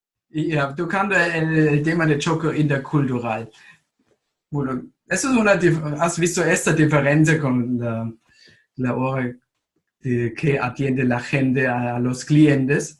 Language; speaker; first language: Spanish; non-native, fluent; German